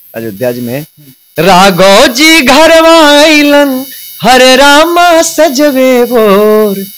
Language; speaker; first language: Hindi; non-native, local second language; Bhojpuri